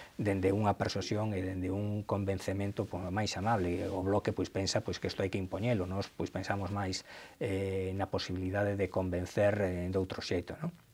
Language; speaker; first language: Galician; non-native, local second language; Spanish